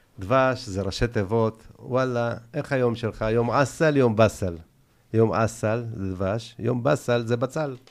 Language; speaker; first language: Hebrew; early bilingual, other home language; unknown